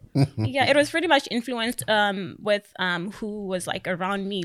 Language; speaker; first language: English; non-native, local second language; Tswana